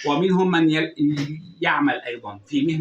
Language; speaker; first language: Arabic; native; Arabic